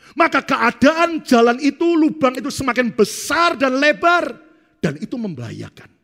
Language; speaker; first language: Indonesian; native; Indonesian